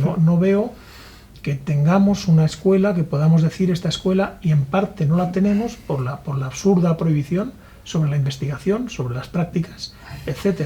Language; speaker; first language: Spanish; native; Spanish